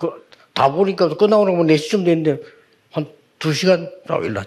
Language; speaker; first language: Korean; native; Korean